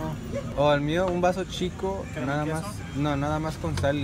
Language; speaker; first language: Spanish; native; Spanish